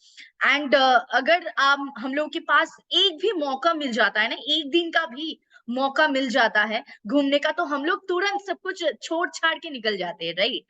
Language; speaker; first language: Hindi; native; Hindi